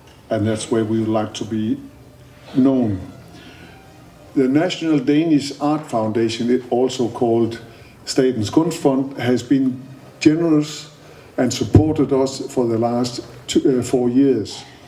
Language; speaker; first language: English; non-native, fluent; Danish